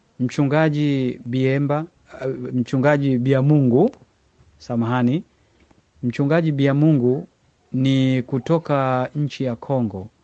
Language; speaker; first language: Swahili; native; Swahili